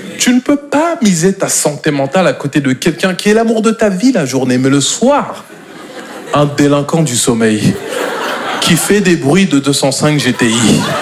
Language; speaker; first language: French; native; French